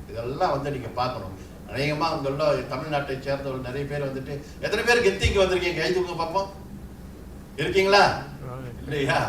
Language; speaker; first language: Tamil; native; Tamil